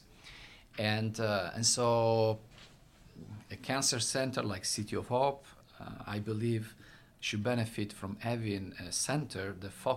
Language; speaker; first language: English; non-native, fluent; Italian